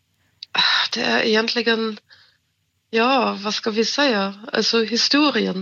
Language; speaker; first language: Swedish; non-native, fluent; German